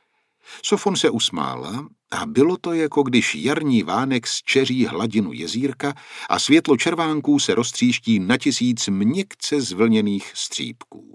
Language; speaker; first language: Czech; native; Czech